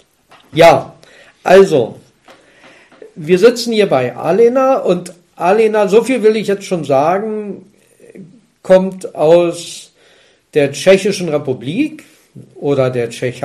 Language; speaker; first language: German; native; German